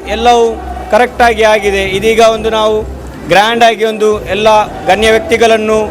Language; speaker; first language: Kannada; non-native, local second language; Badaga